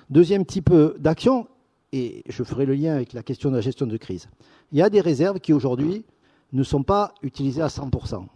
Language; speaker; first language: French; native; French